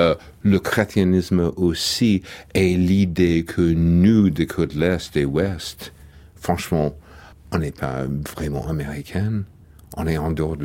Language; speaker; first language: French; non-native, fluent; English